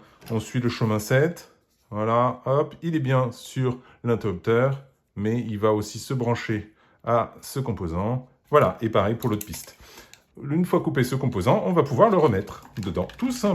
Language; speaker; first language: French; native; French